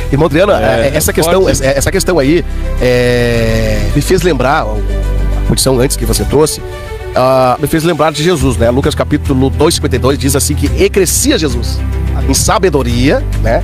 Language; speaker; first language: Portuguese; native; Portuguese